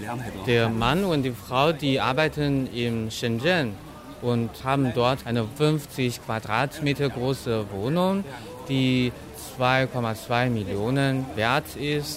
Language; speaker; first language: German; non-native, fluent; Chinese